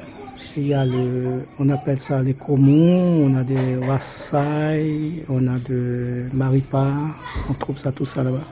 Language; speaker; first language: French; non-native, local second language; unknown